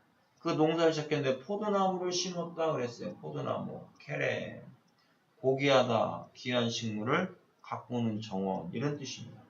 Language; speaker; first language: Korean; native; Korean